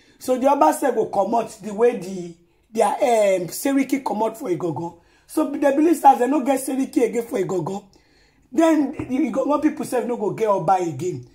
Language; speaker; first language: Nigerian Pidgin; non-native, local second language; Yoruba